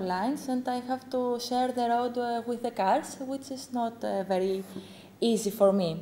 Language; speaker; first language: English; non-native, fluent; Greek